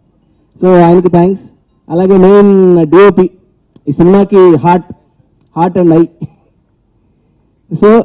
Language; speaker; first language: Telugu; native; Telugu